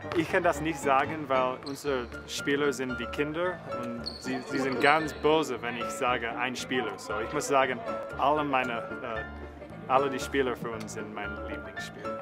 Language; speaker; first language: German; non-native, fluent; English